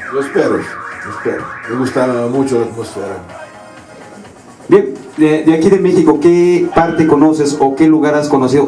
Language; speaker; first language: Spanish; native; Spanish